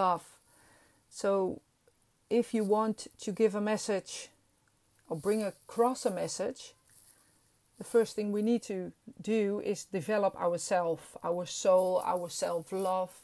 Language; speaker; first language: English; non-native, fluent; Dutch